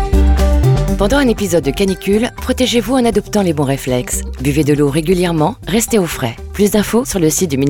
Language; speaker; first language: French; native; French